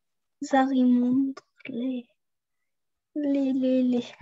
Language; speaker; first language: French; non-native, learner; Russian